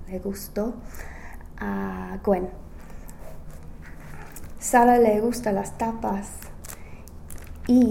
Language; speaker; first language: Spanish; non-native, learner; English